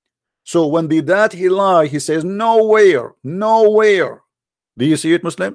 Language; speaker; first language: English; non-native, fluent; Arabic